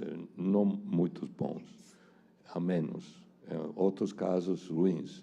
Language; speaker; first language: Portuguese; non-native, fluent; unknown